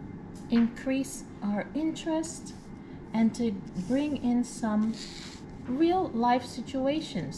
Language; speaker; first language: English; native; English